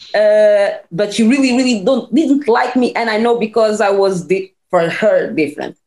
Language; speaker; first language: English; non-native, fluent; Portuguese